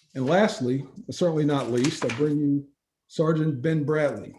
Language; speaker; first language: English; native; English